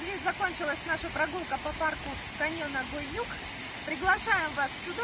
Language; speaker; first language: Russian; native; Russian